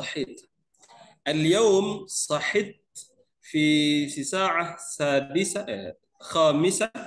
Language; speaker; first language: Arabic; non-native, learner; Indonesian